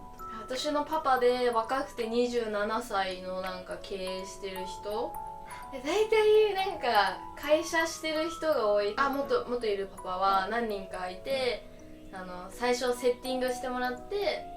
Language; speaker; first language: Japanese; native; Japanese